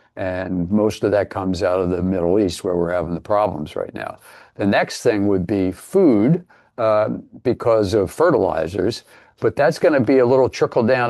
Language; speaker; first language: English; native; English